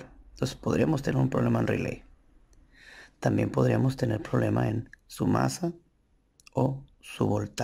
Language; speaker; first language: Spanish; native; Spanish